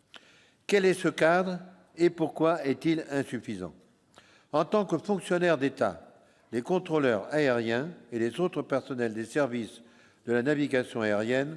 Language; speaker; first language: French; native; French